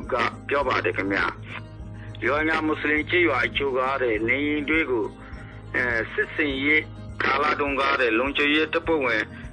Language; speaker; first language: Burmese; non-native, local second language; Rohingya